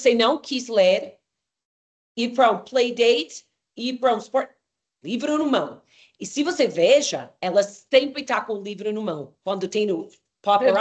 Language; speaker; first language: Portuguese; non-native, fluent; English